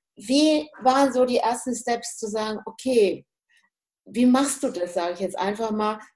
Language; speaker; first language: German; native; German